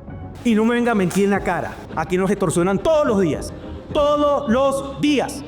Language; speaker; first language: Spanish; native; Spanish